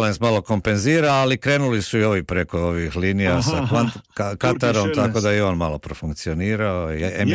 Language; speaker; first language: Croatian; native; Croatian